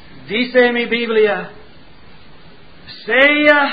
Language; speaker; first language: Spanish; non-native, learner; English